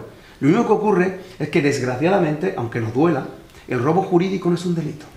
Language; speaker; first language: Spanish; native; Spanish